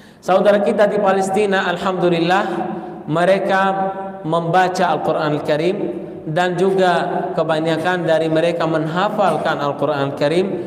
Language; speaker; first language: Indonesian; non-native, fluent; Arabic